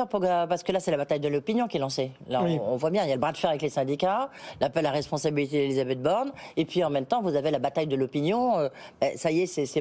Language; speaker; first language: French; native; French